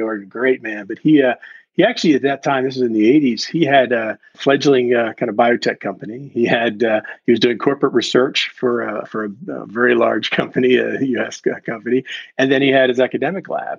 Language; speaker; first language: English; native; English